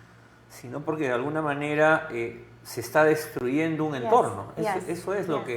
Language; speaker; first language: Spanish; native; Spanish